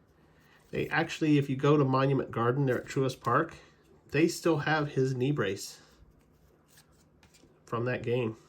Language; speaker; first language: English; native; English